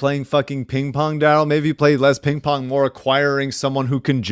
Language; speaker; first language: English; native; English